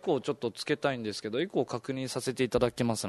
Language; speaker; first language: Japanese; native; Japanese